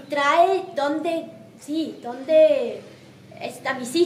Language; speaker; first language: Spanish; non-native, learner; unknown